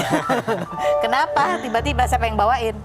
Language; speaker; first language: Indonesian; native; Indonesian